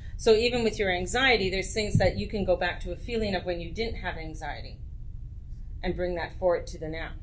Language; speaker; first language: English; native; English